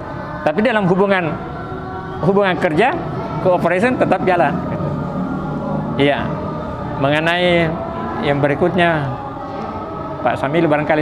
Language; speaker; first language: Indonesian; native; Indonesian